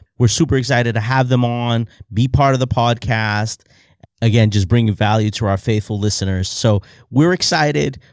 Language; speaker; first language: English; native; English